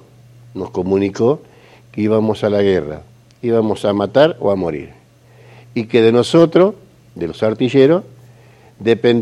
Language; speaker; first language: Spanish; native; Spanish